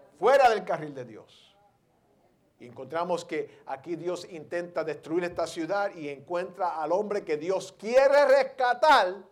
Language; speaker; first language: Spanish; early bilingual, heritage; Spanish